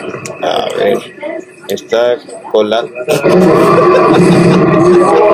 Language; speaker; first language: Spanish; native; Spanish